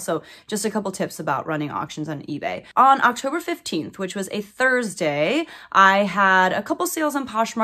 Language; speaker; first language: English; native; English